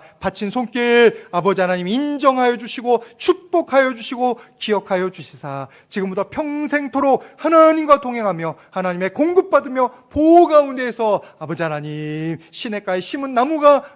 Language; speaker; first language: Korean; native; Korean